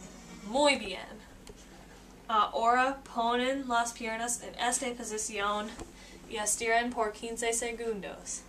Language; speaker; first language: Spanish; non-native, learner; English